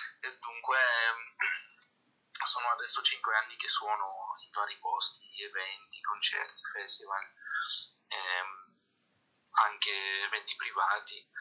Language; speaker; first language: Italian; early bilingual, heritage; Italian